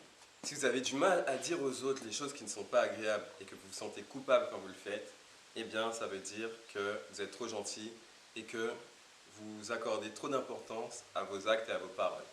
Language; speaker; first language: French; native; French